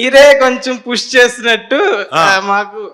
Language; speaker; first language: Telugu; native; Telugu